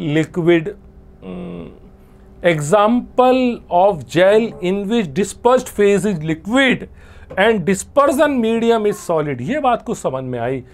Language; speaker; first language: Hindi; non-native, local second language; Gujarati